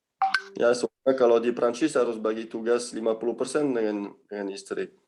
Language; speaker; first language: Indonesian; non-native, fluent; French